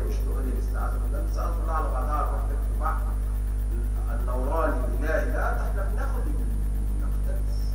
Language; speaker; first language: Arabic; native; Arabic